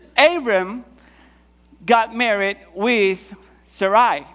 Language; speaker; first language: English; non-native, fluent; Spanish